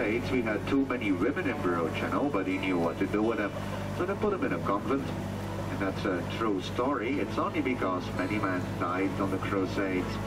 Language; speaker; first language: English; non-native, fluent; Dutch